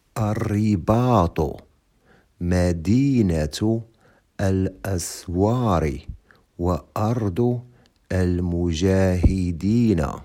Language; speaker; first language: Arabic; non-native, fluent; Indonesian